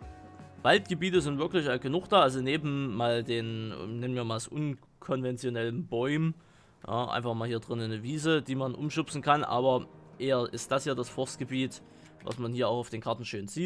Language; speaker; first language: German; native; German